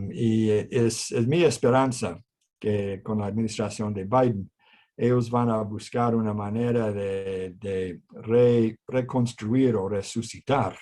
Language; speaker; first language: Spanish; non-native, fluent; English